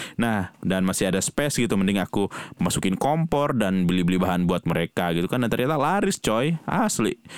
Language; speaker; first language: Indonesian; non-native, local second language; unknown